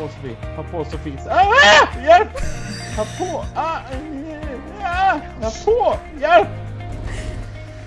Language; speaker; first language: Swedish; native; Swedish